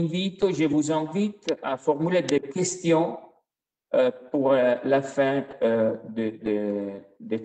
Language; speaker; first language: French; non-native, fluent; Italian